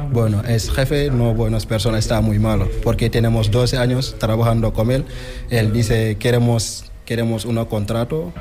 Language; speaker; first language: Spanish; non-native, learner; Wolof